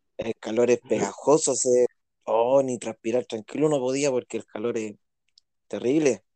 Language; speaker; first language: Spanish; native; Spanish